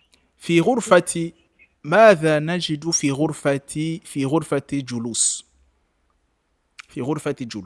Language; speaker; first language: Arabic; non-native, fluent; French